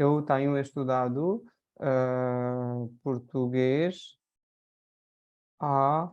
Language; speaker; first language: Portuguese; non-native, fluent; Hindi